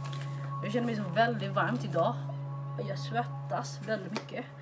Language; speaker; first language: Swedish; non-native, fluent; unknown